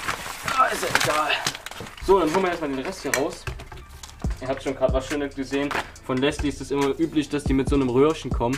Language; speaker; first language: German; native; German